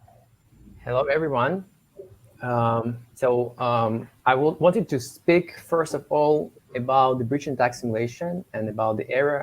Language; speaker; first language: English; non-native, fluent; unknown